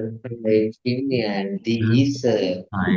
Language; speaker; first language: Chinese; non-native, learner; Sinhala